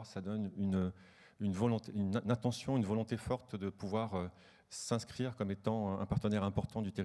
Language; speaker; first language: French; native; French